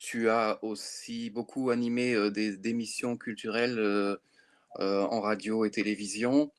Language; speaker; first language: French; native; French